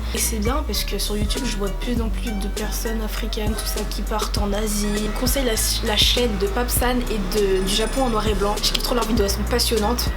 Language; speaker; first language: French; native; French